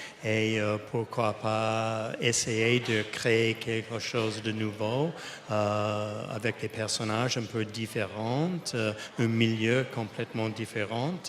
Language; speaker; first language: French; non-native, fluent; English